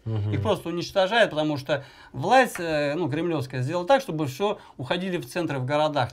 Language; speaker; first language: Russian; native; Russian